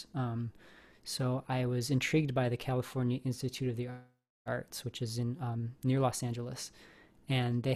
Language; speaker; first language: English; native; English